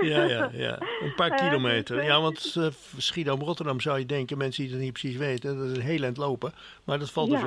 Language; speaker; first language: Dutch; native; Dutch